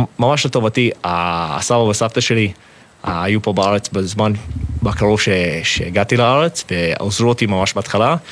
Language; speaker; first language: Hebrew; non-native, fluent; English